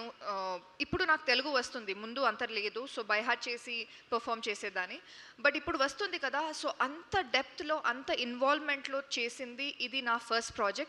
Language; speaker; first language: Telugu; non-native, fluent; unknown